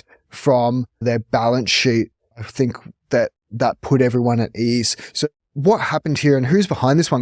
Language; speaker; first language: English; native; English